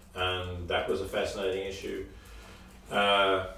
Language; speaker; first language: English; native; English